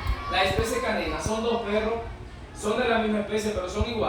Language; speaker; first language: Spanish; native; Spanish